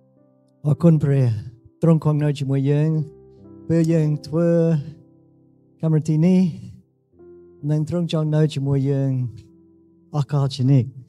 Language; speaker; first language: Khmer; non-native, fluent; English